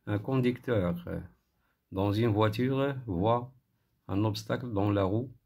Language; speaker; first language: French; non-native, local second language; Arabic